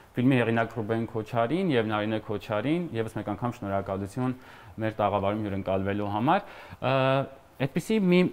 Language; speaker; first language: Armenian; native; Armenian